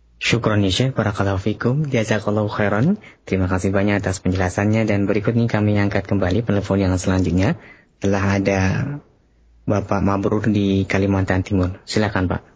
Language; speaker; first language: Indonesian; native; Indonesian